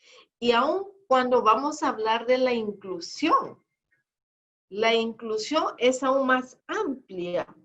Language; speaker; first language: Spanish; non-native, fluent; Portuguese